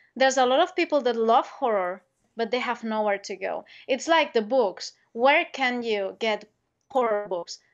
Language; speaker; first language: English; non-native, fluent; Spanish